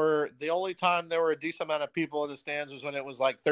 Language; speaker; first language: English; native; English